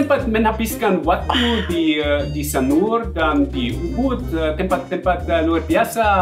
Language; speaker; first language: Indonesian; non-native, fluent; German